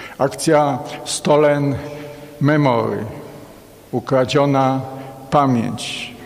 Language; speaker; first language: Polish; native; Polish